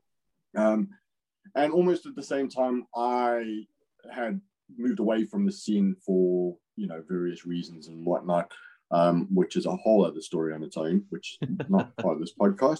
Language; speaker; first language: English; native; English